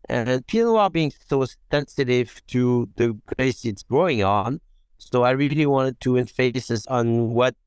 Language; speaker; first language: English; non-native, fluent; French